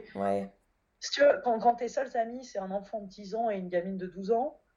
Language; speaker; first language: French; native; French